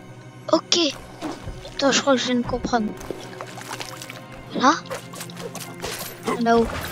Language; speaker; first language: French; native; French